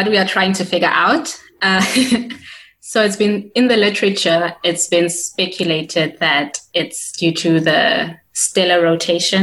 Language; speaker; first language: English; non-native, local second language; Tswana